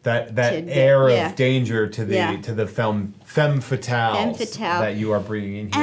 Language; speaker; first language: English; native; English